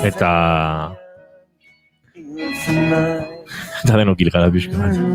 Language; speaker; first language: Basque; native; Basque